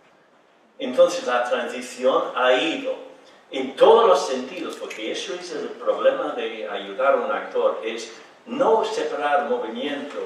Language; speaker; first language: Spanish; non-native, fluent; English